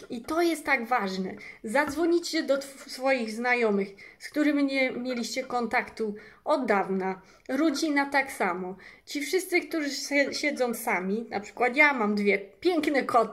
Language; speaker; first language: Polish; early bilingual, heritage; English